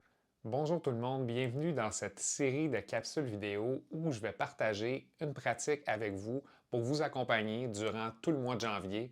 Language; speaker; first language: French; native; French